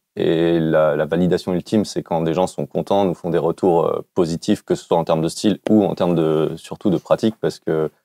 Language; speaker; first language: French; native; French